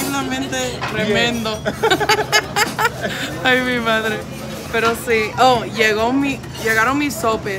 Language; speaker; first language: Spanish; non-native, fluent; English